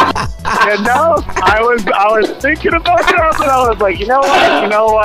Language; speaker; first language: English; native; English